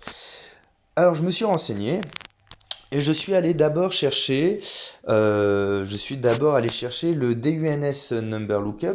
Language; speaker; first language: French; native; French